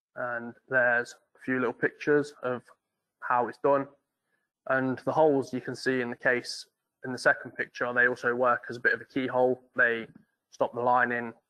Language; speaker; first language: English; native; English